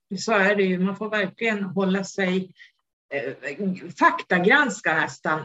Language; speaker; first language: Swedish; native; Swedish